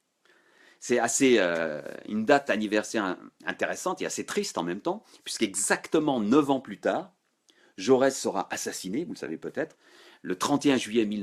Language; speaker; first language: French; native; French